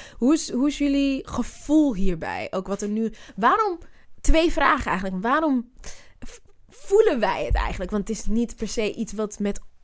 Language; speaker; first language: Dutch; early bilingual, other home language; Akan